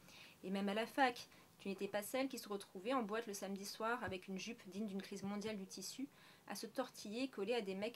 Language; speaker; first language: French; native; French